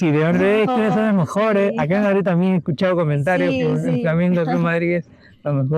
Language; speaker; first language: Spanish; native; Spanish